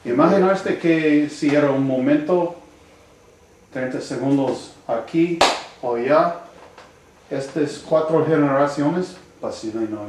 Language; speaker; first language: Spanish; non-native, learner; English